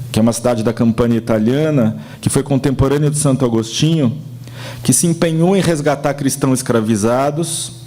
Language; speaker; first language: Portuguese; native; Portuguese